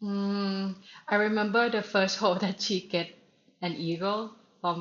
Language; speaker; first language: English; non-native, learner; Thai